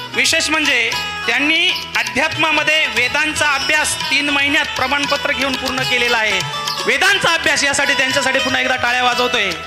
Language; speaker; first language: Marathi; native; Marathi